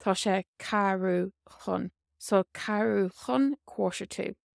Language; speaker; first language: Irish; non-native, local second language; English